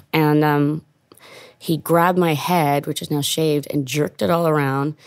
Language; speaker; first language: English; non-native, fluent; Italian